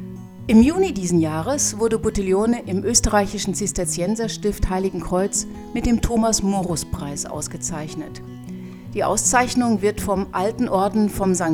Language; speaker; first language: German; native; German